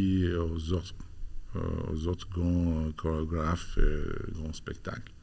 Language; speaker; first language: French; non-native, fluent; Albanian